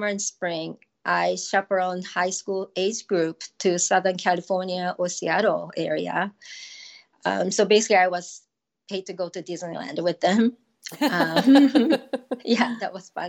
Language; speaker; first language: English; non-native, fluent; Japanese